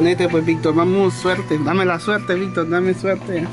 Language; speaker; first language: Spanish; native; Spanish